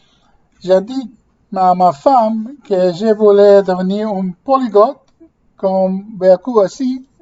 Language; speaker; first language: French; non-native, learner; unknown